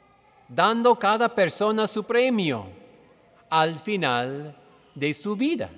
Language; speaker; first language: Spanish; non-native, fluent; English